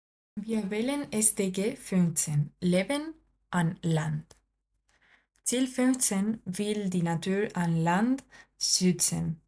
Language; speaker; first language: German; non-native, learner; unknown